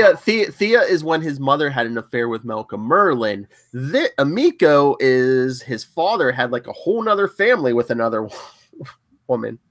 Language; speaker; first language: English; native; English